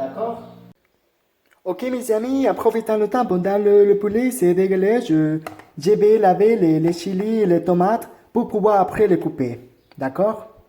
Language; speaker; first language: French; non-native, learner; Spanish